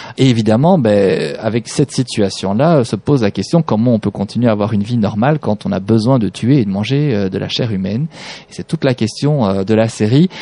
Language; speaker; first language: French; native; French